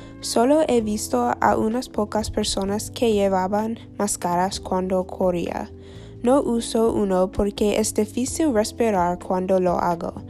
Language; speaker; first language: Spanish; non-native, learner; English